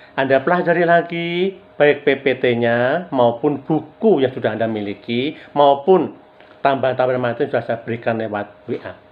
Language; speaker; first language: Indonesian; non-native, local second language; Javanese